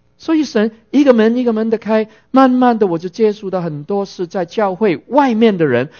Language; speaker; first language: Chinese; non-native, local second language; Cantonese